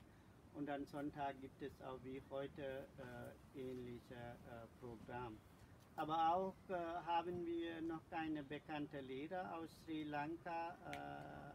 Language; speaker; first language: German; non-native, learner; Sinhala